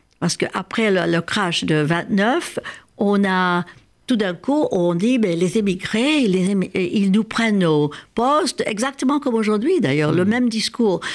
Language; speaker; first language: French; non-native, fluent; Hungarian